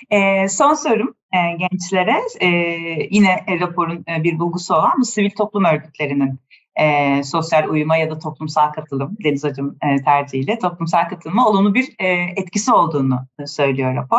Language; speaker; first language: Turkish; native; Turkish